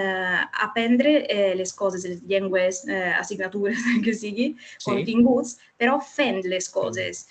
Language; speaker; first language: Catalan; non-native, fluent; Italian